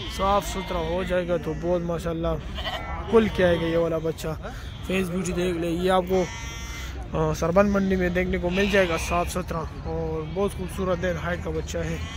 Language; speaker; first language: Urdu; non-native, local second language; Pashto